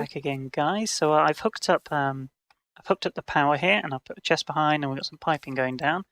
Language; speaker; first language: English; native; English